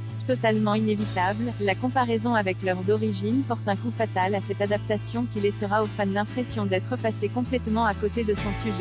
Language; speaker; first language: French; native; French